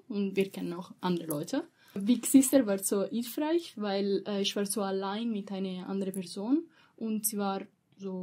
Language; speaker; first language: German; non-native, learner; Italian